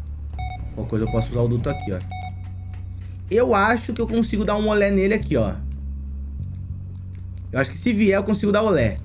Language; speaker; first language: Portuguese; native; Portuguese